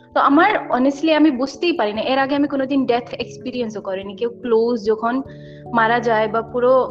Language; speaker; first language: Bangla; non-native, local second language; Assamese